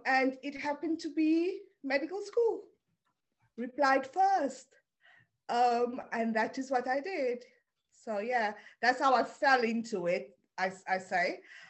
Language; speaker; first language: English; non-native, local second language; Afrikaans